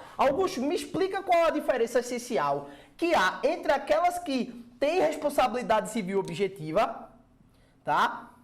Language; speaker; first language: Portuguese; native; Portuguese